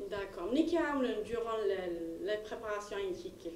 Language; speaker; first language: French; non-native, local second language; Arabic